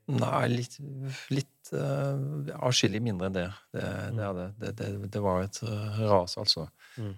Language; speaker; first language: Norwegian; native; Norwegian